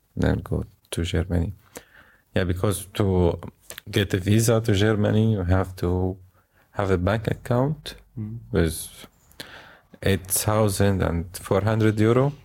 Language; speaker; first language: English; non-native, fluent; Arabic